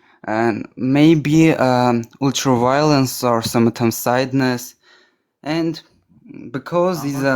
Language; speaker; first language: English; non-native, learner; Armenian